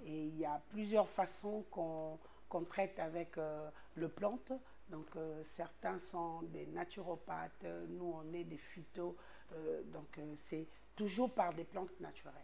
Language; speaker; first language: French; non-native, local second language; Lingala